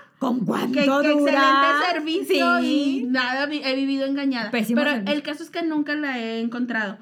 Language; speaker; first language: Spanish; native; Spanish